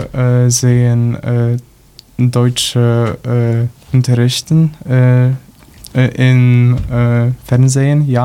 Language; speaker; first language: German; non-native, learner; Polish